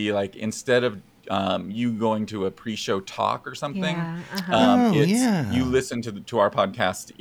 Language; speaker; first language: English; native; English